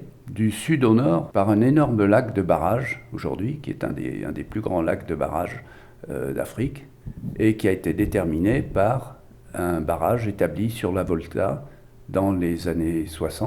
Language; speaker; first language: French; native; French